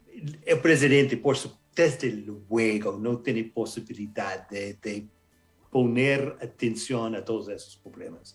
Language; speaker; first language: Spanish; non-native, fluent; English